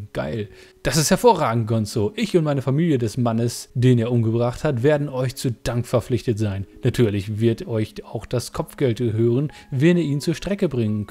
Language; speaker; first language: German; native; German